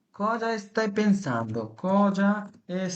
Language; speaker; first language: Italian; non-native, fluent; Bangla